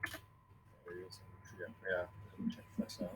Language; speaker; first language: English; non-native, local second language; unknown